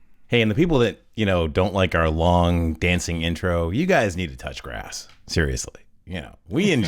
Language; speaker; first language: English; native; English